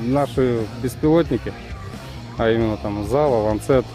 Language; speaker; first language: Russian; native; Russian